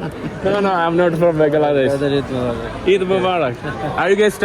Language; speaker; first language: English; non-native, local second language; Malayalam